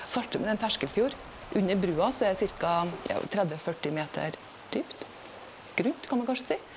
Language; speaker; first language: Norwegian; native; Norwegian